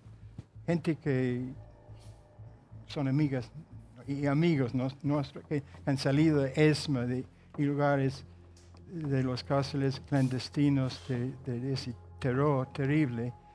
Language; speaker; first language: Spanish; non-native, fluent; English